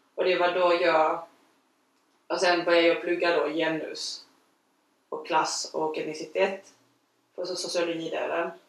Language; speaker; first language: Swedish; non-native, fluent; Spanish